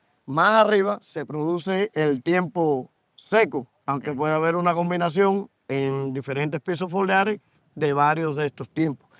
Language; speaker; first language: Spanish; native; Spanish